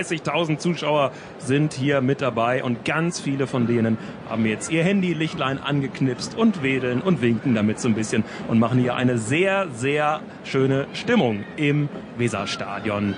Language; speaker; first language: German; native; German